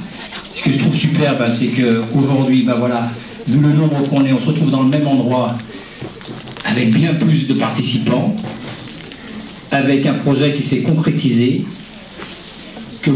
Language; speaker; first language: French; native; French